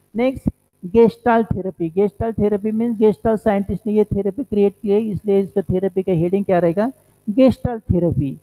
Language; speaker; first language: Hindi; non-native, local second language; Marathi